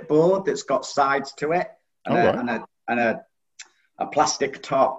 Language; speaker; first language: English; native; English